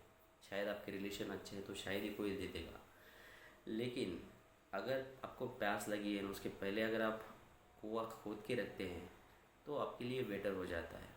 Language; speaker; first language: Hindi; non-native, local second language; Marathi